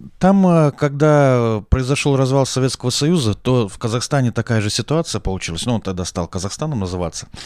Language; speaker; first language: Russian; native; Russian